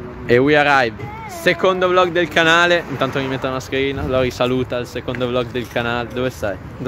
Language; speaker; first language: Italian; native; Italian